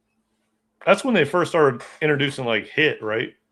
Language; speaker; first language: English; native; English